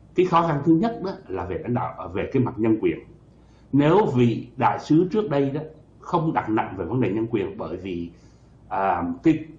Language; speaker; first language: Vietnamese; native; Vietnamese